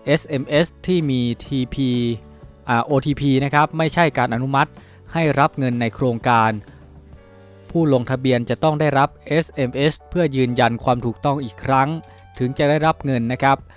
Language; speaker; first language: Thai; native; Thai